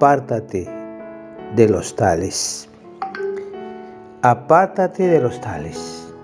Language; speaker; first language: Spanish; native; Spanish